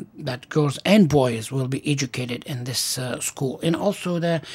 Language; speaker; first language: English; non-native, fluent; Pashto